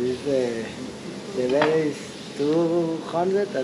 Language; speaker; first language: English; non-native, learner; Spanish